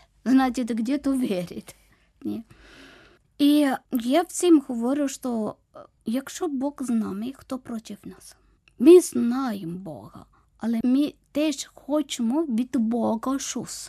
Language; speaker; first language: Ukrainian; non-native, fluent; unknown